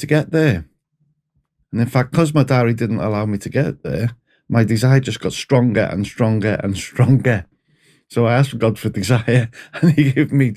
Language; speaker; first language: English; native; English